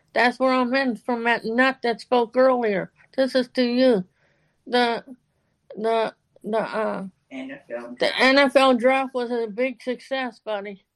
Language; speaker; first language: English; native; English